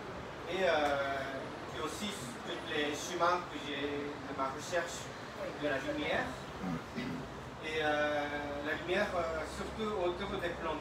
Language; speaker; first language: French; non-native, fluent; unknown